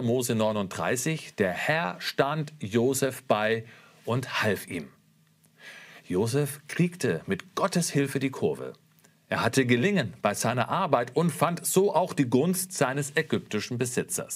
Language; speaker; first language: German; native; German